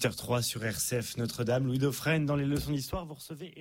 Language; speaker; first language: French; native; French